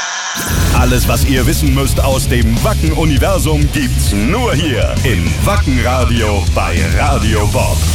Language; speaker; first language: German; native; German